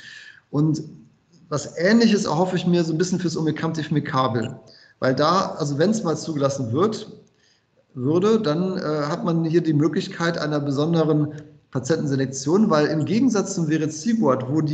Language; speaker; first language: German; native; German